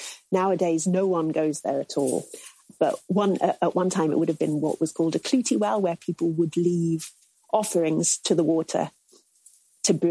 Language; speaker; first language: English; native; English